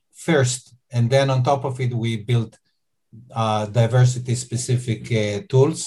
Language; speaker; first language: English; non-native, fluent; Hebrew